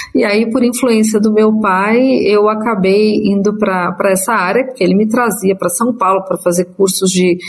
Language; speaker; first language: Portuguese; native; Portuguese